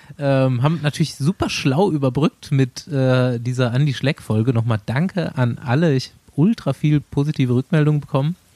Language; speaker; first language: German; native; German